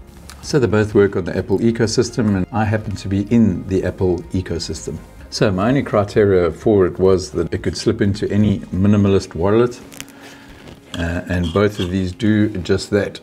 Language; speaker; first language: English; native; English